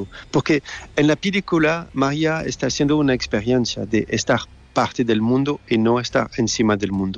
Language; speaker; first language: Spanish; non-native, fluent; French